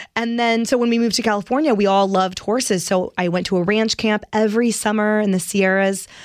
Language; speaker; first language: English; native; English